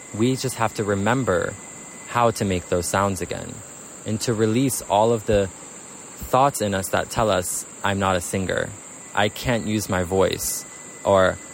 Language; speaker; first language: English; native; English